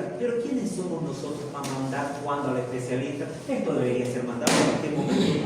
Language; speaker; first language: Spanish; native; Spanish